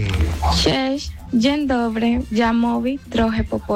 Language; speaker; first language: Polish; non-native, learner; Spanish